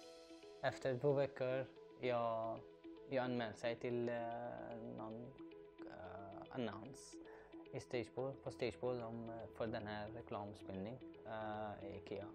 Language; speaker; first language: Swedish; non-native, learner; Arabic